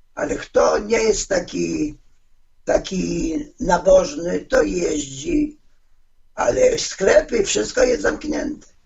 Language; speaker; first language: Polish; non-native, fluent; Hebrew